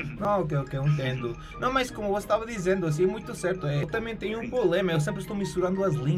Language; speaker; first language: Spanish; early bilingual, heritage; Spanish